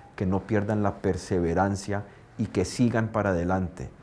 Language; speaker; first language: Spanish; native; Spanish